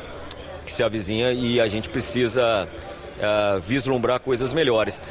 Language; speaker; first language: Portuguese; native; Portuguese